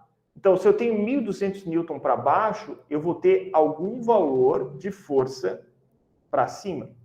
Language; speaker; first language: Portuguese; native; Portuguese